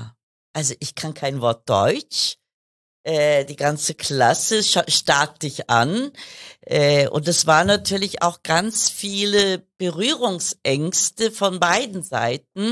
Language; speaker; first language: German; early bilingual, other home language; Kurdish